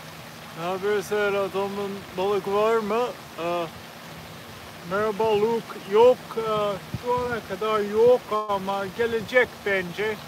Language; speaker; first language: Turkish; non-native, learner; English